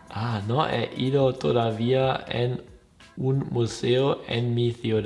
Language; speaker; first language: Spanish; non-native, learner; German